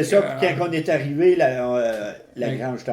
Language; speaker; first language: French; native; French